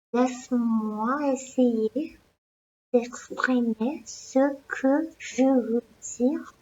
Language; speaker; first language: French; non-native, learner; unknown